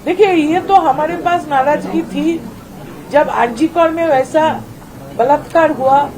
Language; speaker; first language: Hindi; non-native, local second language; Bangla